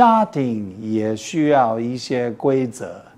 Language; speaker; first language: Chinese; non-native, fluent; English